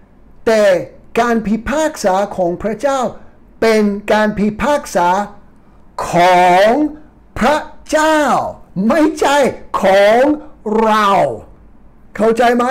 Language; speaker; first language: Thai; non-native, fluent; English